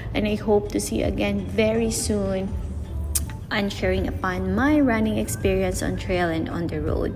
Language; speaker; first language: English; non-native, local second language; Filipino